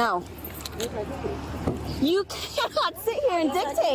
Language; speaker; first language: English; native; English